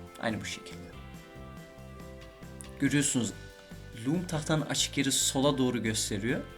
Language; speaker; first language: Turkish; early bilingual, heritage; Turkish